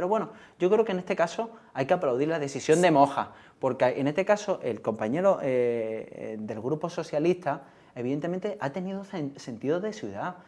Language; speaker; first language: Spanish; native; Spanish